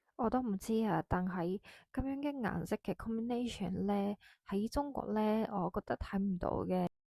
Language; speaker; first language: Cantonese; non-native, fluent; Japanese